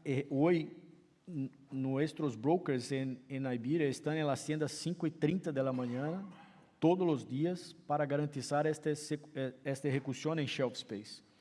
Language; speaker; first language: Spanish; non-native, fluent; Portuguese